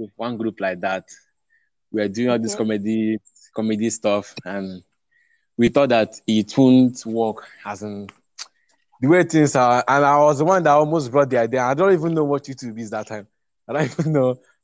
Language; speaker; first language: English; non-native, local second language; Igbo